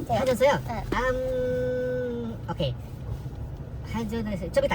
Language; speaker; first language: Korean; non-native, learner; Indonesian